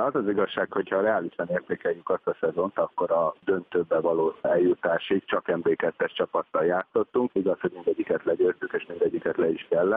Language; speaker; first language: Hungarian; native; Hungarian